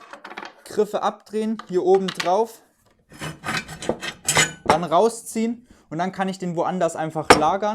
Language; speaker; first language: German; native; German